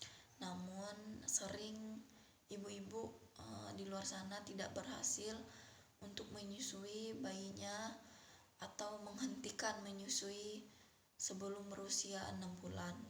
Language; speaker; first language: Indonesian; native; Indonesian